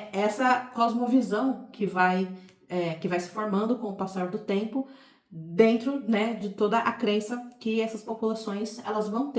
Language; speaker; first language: Portuguese; native; Portuguese